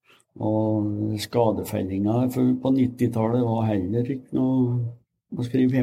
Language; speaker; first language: Norwegian; native; Norwegian